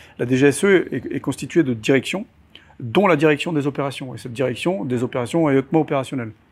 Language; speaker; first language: French; native; French